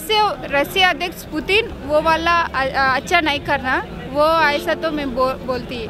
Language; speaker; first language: Hindi; non-native, local second language; Telugu